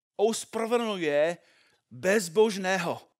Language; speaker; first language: Czech; non-native, fluent; English